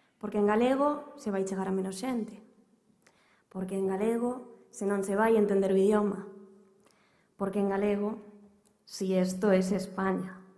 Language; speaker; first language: Galician; native; Galician